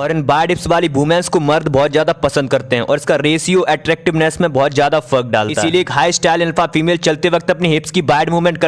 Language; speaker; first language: Hindi; native; Hindi